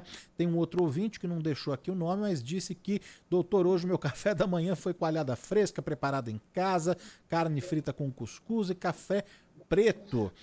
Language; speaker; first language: Portuguese; native; Portuguese